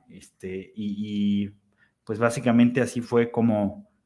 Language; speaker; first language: Spanish; native; Spanish